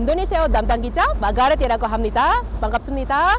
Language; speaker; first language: Korean; non-native, fluent; Indonesian